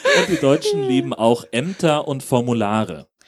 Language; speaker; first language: German; native; German